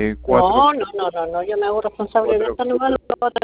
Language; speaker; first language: Spanish; native; Spanish